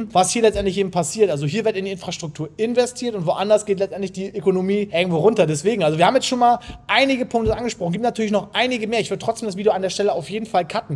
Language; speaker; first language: German; native; German